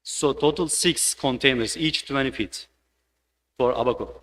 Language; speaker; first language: English; non-native, fluent; Turkish